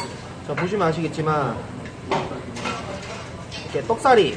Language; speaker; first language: Korean; native; Korean